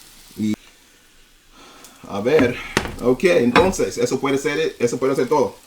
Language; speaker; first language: Spanish; non-native, learner; English